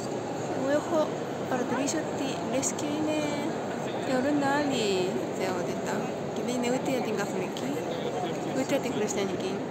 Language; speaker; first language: Greek; non-native, fluent; Japanese